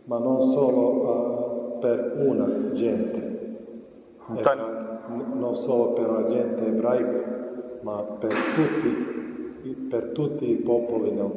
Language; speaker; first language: Italian; non-native, fluent; Croatian